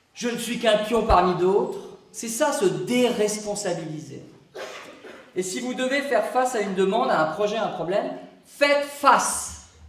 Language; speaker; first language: French; native; French